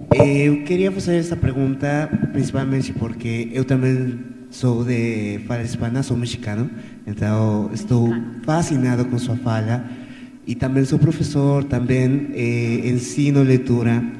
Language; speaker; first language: Portuguese; non-native, fluent; Spanish